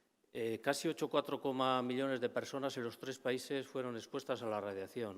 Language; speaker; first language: Spanish; native; Spanish